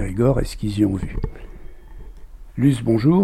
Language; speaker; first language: French; native; French